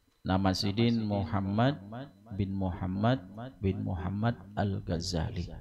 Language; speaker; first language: Indonesian; non-native, local second language; Banjar